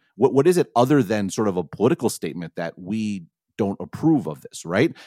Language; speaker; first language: English; native; English